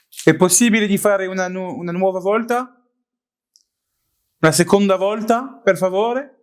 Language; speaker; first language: Italian; non-native, learner; French